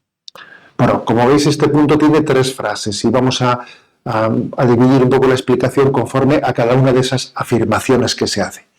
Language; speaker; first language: Spanish; native; Spanish